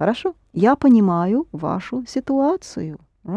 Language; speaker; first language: Russian; non-native, fluent; English